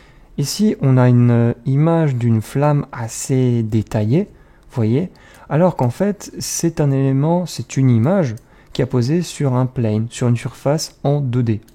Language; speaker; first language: French; native; French